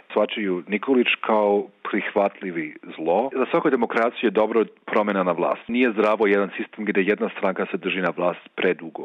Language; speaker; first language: Serbian; non-native, fluent; German